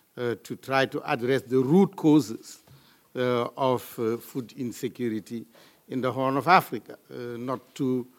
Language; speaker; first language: English; non-native, fluent; French